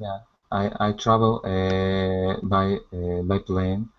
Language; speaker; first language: English; non-native, learner; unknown